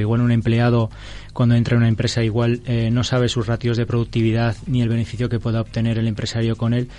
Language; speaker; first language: Spanish; native; Spanish